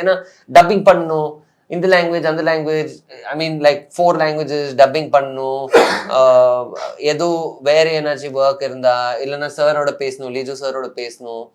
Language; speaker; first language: Tamil; non-native, fluent; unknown